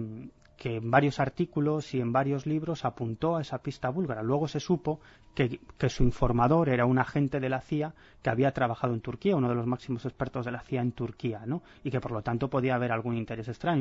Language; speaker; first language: Spanish; native; Spanish